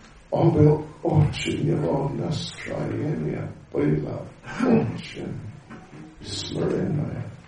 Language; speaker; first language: Russian; non-native, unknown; English